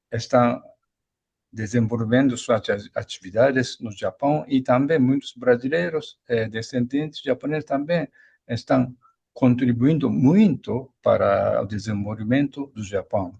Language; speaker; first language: Portuguese; non-native, fluent; Japanese